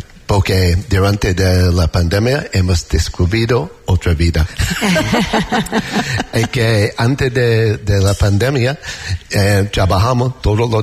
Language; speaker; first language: Spanish; non-native, learner; English